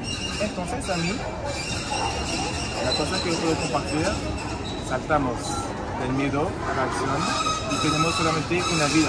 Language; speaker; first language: Spanish; non-native, fluent; French